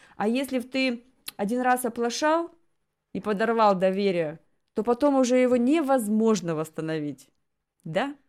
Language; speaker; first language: Russian; native; Russian